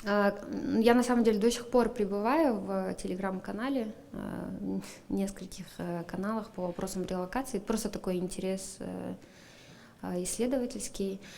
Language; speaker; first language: Russian; non-native, local second language; Kazakh